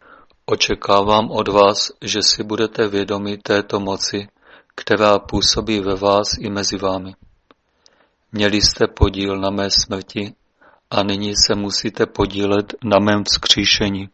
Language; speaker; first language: Czech; native; Czech